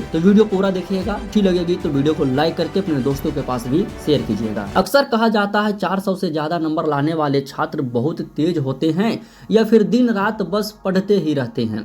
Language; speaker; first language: Hindi; native; Hindi